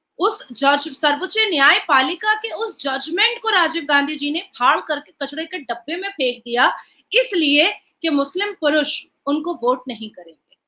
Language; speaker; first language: Hindi; native; Hindi